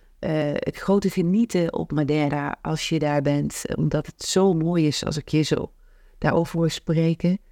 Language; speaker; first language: Dutch; native; Dutch